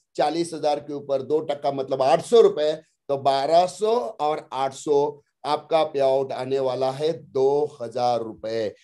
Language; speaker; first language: Hindi; non-native, local second language; Marathi